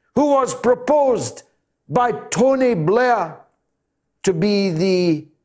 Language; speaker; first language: English; native; English